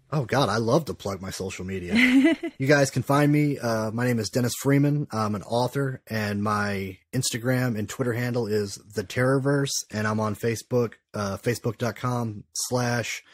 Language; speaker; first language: English; native; English